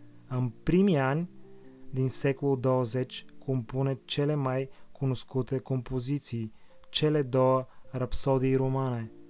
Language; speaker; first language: Romanian; non-native, fluent; Bulgarian